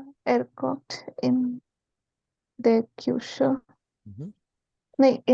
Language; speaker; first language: German; non-native, learner; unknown